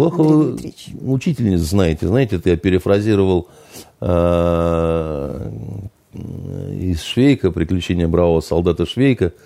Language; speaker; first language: Russian; native; Russian